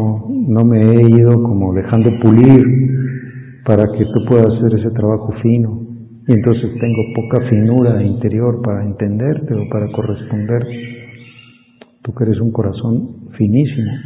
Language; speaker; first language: Spanish; native; Spanish